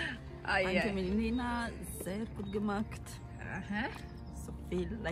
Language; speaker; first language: German; non-native, learner; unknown